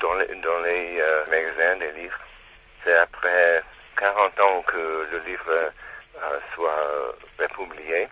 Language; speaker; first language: French; non-native, learner; Czech